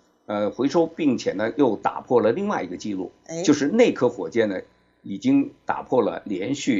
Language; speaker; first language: Chinese; native; Chinese